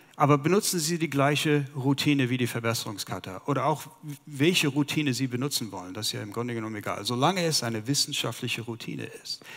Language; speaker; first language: German; non-native, fluent; English